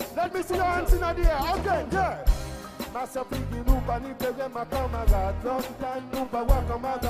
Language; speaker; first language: English; non-native, fluent; Seselwa Creole French